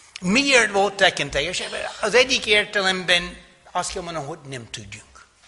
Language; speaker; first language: Hungarian; non-native, fluent; English